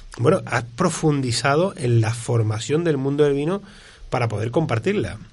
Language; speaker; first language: Spanish; native; Spanish